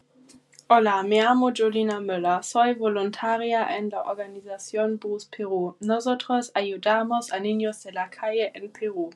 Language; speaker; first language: Spanish; non-native, learner; German